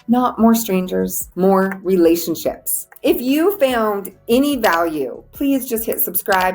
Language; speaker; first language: English; native; English